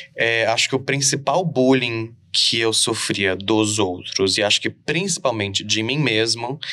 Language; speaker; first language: Portuguese; native; Portuguese